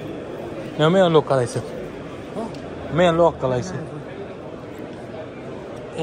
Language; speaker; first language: Finnish; non-native, local second language; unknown